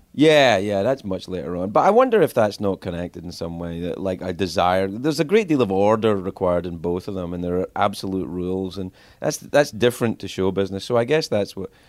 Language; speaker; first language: English; native; English